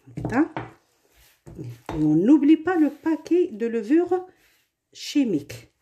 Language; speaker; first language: French; non-native, local second language; Arabic